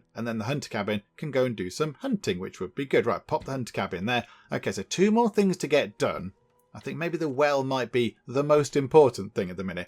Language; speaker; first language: English; native; English